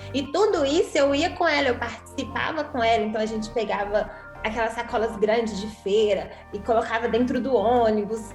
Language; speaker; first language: Portuguese; native; Portuguese